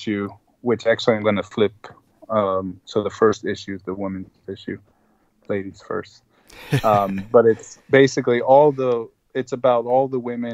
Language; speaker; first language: English; non-native, fluent; Spanish